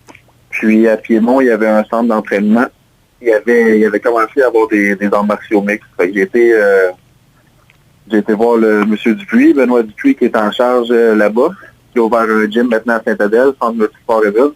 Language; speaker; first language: French; native; French